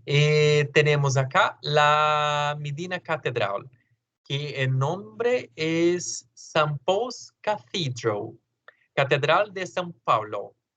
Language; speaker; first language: Spanish; non-native, learner; Portuguese